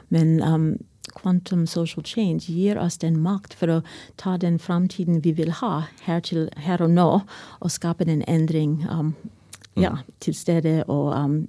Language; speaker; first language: Norwegian; non-native, fluent; English